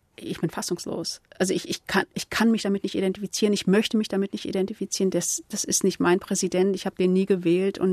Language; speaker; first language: German; early bilingual, other home language; Turkish